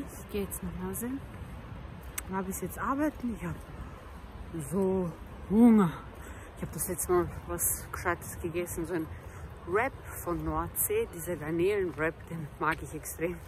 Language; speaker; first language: German; early bilingual, heritage; German